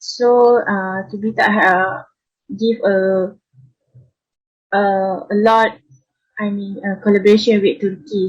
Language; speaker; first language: English; non-native, learner; Malay